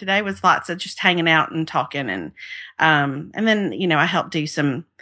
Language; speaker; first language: English; native; English